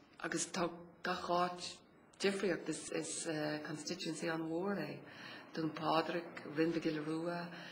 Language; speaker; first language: Irish; non-native, local second language; English